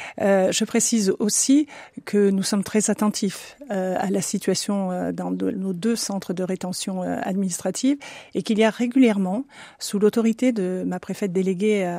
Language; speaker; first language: French; native; French